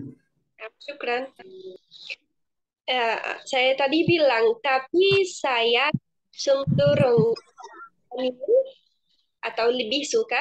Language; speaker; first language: Indonesian; non-native, fluent; Arabic